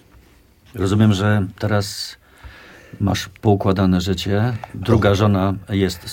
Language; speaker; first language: Polish; native; Polish